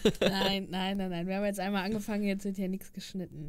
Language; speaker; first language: German; native; German